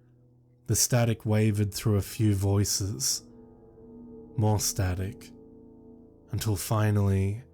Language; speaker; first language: English; native; English